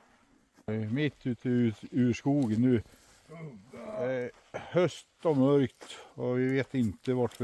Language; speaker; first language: Swedish; native; Swedish